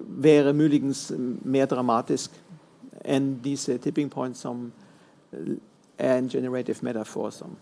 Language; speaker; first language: Norwegian; non-native, fluent; German